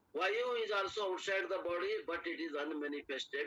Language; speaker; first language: English; non-native, local second language; Kannada